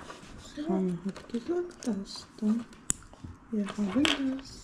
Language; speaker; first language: German; early bilingual, heritage; Bosnian